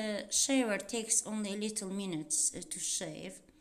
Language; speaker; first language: English; non-native, fluent; Azerbaijani